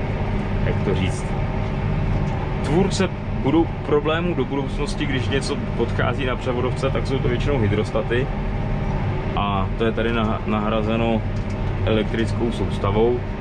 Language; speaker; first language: Czech; native; Czech